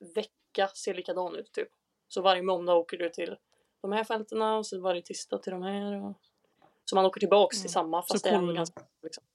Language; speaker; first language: Swedish; native; Swedish